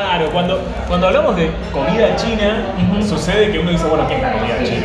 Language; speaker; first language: Spanish; native; Spanish